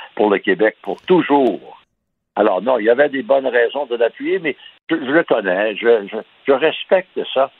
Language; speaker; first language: French; native; French